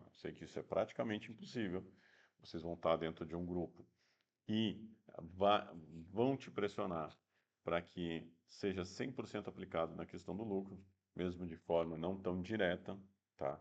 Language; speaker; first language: Portuguese; native; Portuguese